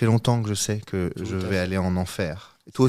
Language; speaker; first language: French; native; French